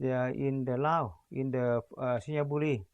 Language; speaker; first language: English; non-native, learner; Lao